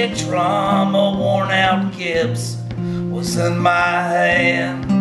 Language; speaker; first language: English; native; English